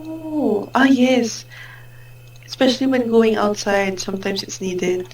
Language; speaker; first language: English; non-native, fluent; Filipino